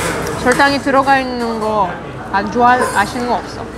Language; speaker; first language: Korean; non-native, fluent; Russian